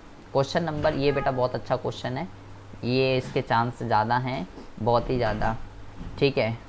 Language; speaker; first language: Hindi; native; Hindi